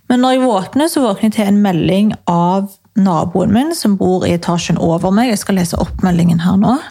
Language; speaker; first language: Norwegian; early bilingual, other home language; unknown